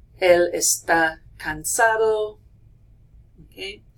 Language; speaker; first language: Spanish; non-native, fluent; English